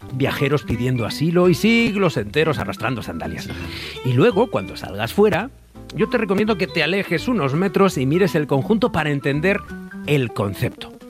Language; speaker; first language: Spanish; native; Spanish